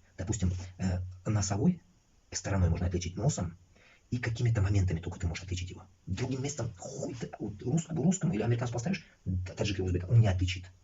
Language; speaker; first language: Russian; non-native, local second language; Uzbek